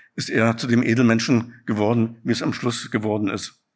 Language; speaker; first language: German; native; German